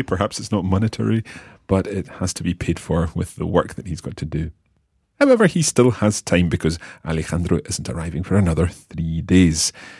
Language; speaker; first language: English; native; English